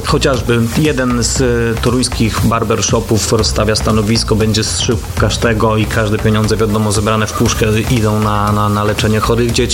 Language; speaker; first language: Polish; native; Polish